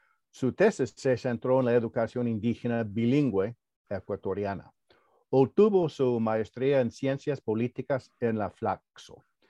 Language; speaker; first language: Spanish; early bilingual, heritage; Spanish